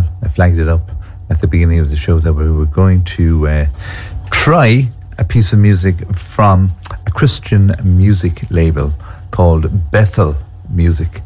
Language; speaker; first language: English; native; English